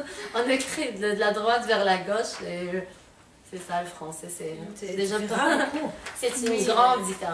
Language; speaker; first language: French; non-native, local second language; Arabic